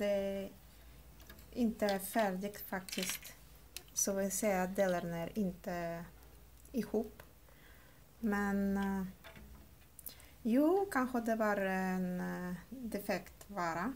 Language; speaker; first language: Swedish; non-native, learner; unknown